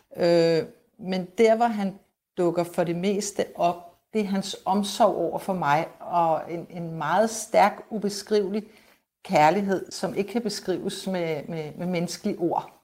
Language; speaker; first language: Danish; native; Danish